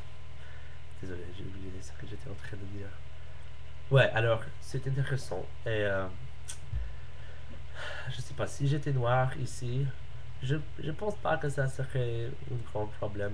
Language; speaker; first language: French; non-native, learner; English